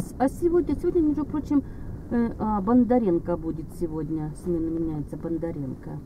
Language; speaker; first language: Russian; native; Russian